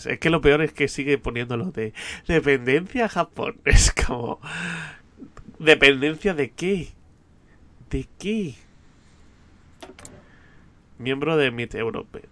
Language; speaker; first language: Spanish; native; Spanish